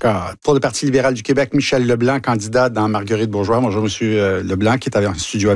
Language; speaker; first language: French; native; French